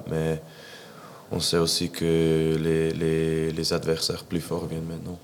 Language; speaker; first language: French; non-native, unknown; English